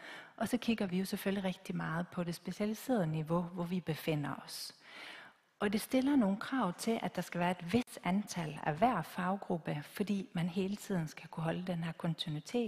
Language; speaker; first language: Danish; native; Danish